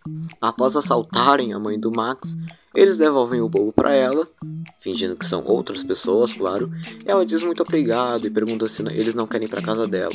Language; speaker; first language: Portuguese; native; Portuguese